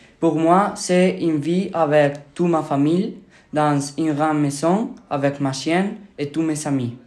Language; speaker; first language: French; non-native, learner; Spanish